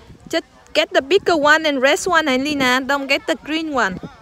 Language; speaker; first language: English; non-native, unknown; Vietnamese